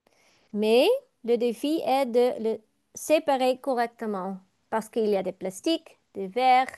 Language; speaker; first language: French; non-native, learner; Dutch